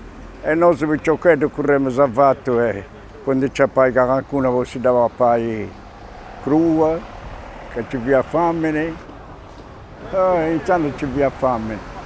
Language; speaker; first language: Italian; non-native, local second language; Sardinian